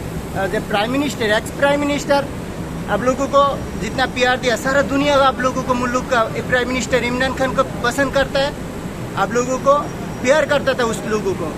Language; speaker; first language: Hindi; non-native, learner; Bangla